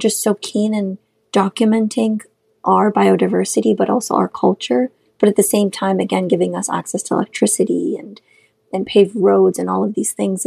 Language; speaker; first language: English; non-native, fluent; Shughni